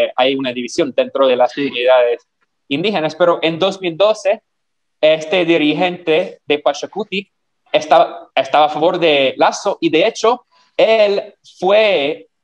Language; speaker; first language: Spanish; non-native, fluent; English